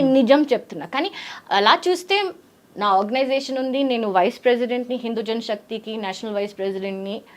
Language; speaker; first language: Telugu; early bilingual, heritage; Telugu